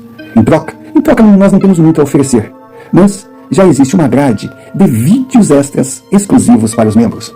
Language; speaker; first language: Portuguese; native; Portuguese